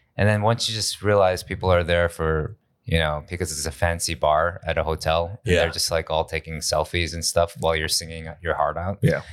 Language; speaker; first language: English; native; English